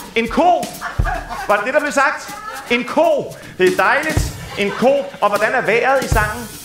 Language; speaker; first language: Danish; native; Danish